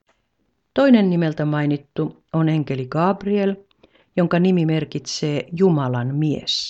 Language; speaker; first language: Finnish; native; Finnish